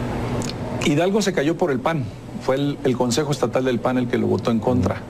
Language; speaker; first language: Spanish; native; Spanish